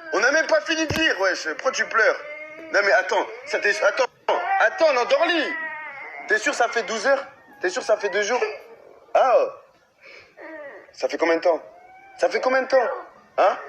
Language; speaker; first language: French; native; French